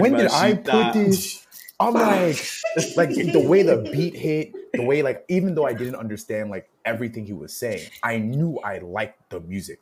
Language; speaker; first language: English; native; English